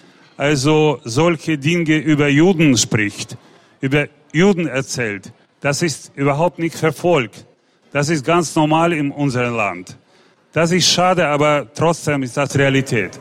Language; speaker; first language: German; non-native, fluent; Russian